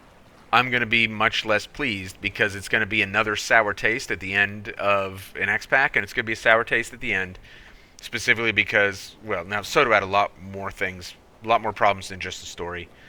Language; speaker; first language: English; native; English